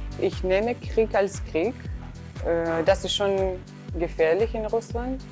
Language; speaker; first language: German; non-native, learner; Russian